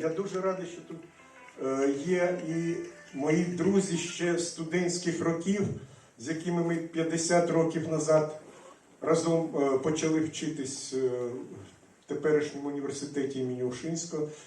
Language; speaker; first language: Ukrainian; non-native, local second language; Russian